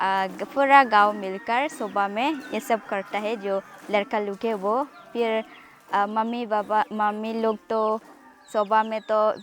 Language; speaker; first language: Hindi; non-native, local second language; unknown